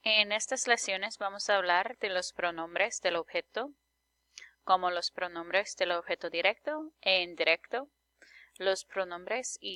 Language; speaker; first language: Spanish; non-native, fluent; English